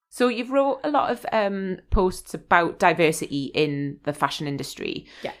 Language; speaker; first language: English; native; English